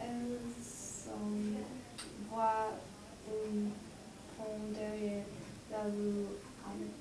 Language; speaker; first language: French; non-native, learner; English